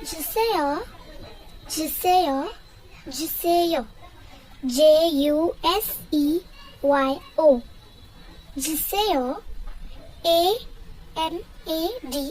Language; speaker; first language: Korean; non-native, learner; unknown